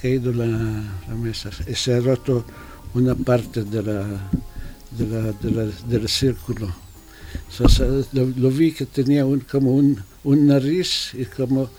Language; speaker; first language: Spanish; non-native, fluent; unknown